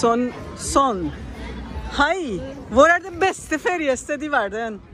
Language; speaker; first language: Norwegian; non-native, learner; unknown